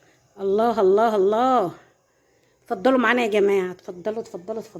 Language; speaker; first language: Arabic; native; Arabic